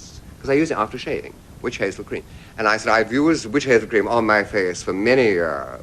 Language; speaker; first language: English; native; English